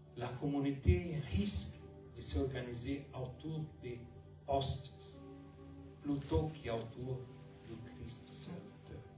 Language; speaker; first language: French; non-native, fluent; German